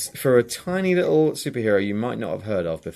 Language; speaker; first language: English; native; English